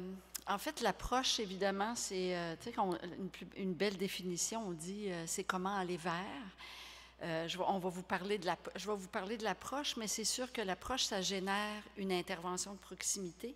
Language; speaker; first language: French; native; French